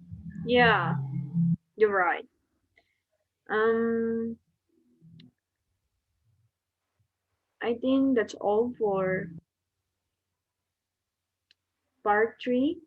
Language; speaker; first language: English; non-native, learner; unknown